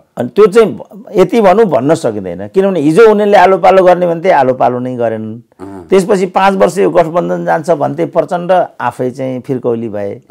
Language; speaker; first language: Nepali; native; Nepali